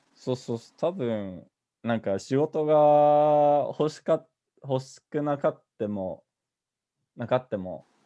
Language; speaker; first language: Japanese; non-native, fluent; English